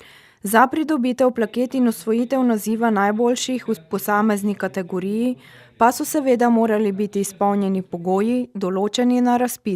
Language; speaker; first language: Slovenian; native; Slovenian